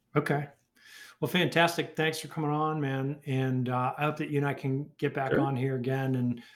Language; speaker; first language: English; early bilingual, other home language; Norwegian